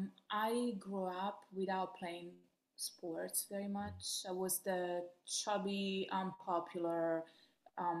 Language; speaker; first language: English; non-native, fluent; Italian